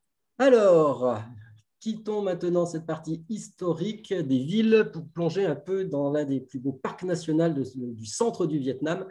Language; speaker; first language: French; native; French